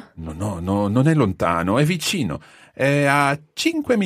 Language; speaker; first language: Italian; non-native, fluent; English